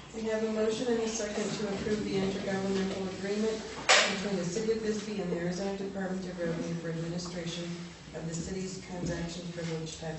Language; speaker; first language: English; native; English